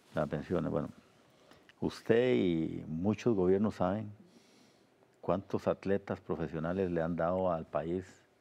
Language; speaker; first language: Spanish; native; Spanish